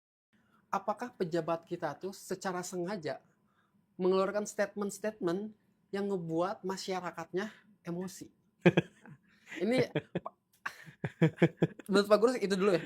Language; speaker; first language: Indonesian; native; Indonesian